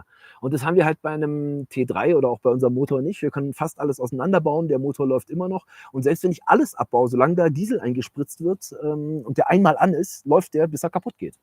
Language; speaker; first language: German; native; German